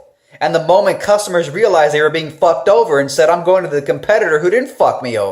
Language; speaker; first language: English; native; English